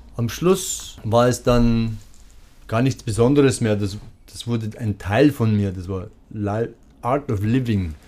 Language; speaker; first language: German; early bilingual, other home language; Turkish